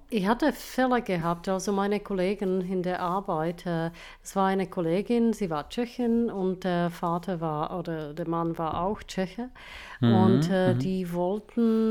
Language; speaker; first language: German; non-native, fluent; Czech